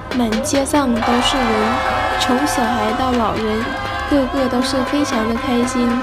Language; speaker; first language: Chinese; non-native, fluent; Vietnamese